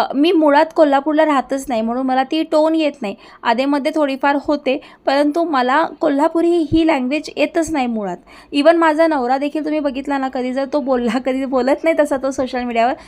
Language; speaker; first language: Marathi; early bilingual, other home language; Hindi